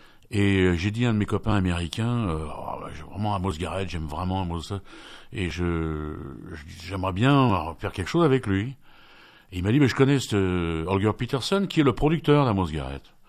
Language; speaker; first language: French; native; French